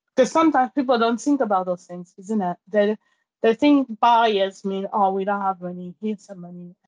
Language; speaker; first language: English; non-native, fluent; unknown